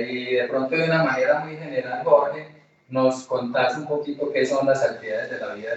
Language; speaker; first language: Spanish; native; Spanish